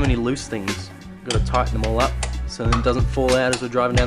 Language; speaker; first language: English; native; English